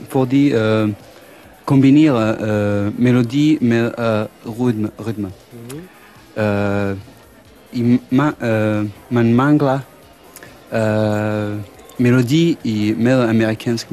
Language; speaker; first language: Danish; non-native, learner; Italian